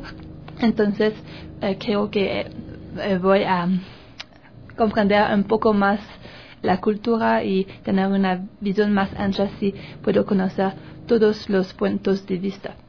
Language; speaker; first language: Spanish; non-native, learner; French